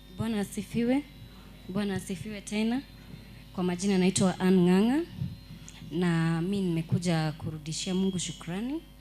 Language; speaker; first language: Swahili; non-native, local second language; Kikuyu